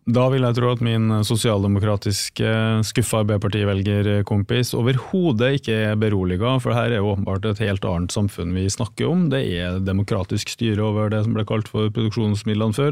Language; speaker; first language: Norwegian; native; Norwegian